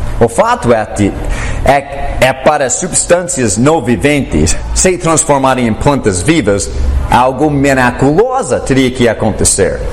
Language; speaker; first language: Portuguese; non-native, fluent; English